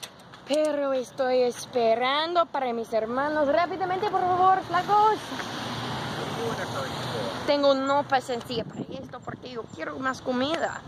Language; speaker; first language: Spanish; non-native, learner; English